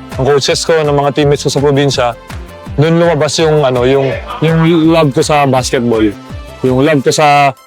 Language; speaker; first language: Filipino; non-native, local second language; Cebuano